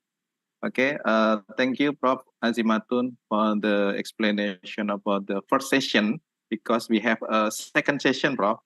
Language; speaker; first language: English; non-native, learner; Indonesian